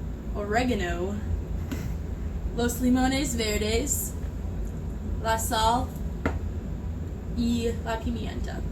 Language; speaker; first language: Spanish; non-native, learner; English